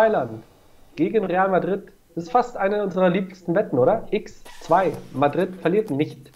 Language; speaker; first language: German; native; German